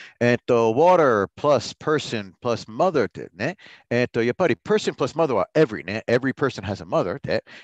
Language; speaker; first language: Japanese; non-native, fluent; English